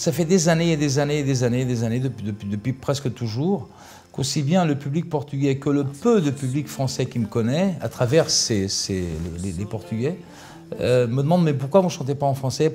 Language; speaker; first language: French; early bilingual, other home language; Portuguese